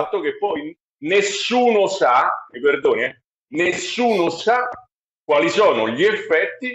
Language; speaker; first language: Italian; native; Italian